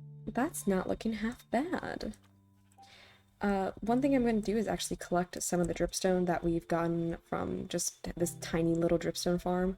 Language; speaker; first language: English; native; English